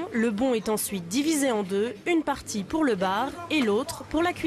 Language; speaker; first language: French; native; French